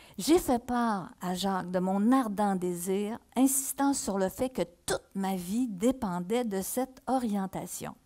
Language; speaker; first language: French; native; French